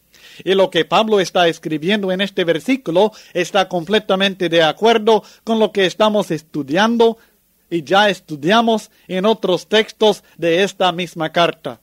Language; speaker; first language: Spanish; native; Spanish